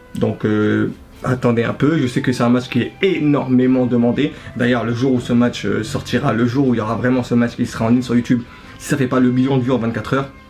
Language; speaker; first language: French; early bilingual, other home language; Arabic